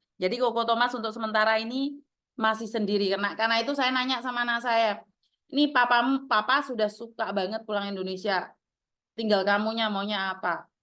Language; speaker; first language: Indonesian; non-native, local second language; Javanese